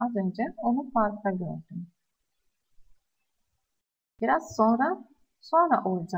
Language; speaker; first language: Turkish; non-native, fluent; Russian